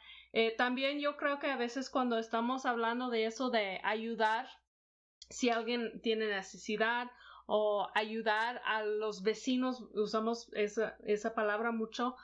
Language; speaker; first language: Spanish; non-native, fluent; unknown